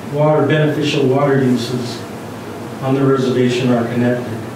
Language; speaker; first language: English; native; English